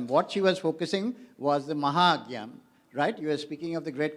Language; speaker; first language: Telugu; non-native, learner; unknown